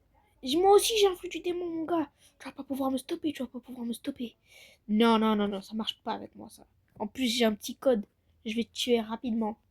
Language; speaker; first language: French; native; French